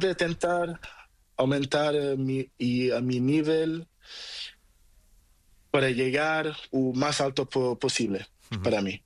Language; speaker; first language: Spanish; non-native, learner; Portuguese